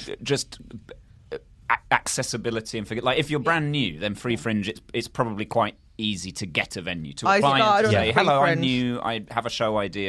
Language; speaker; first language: English; native; English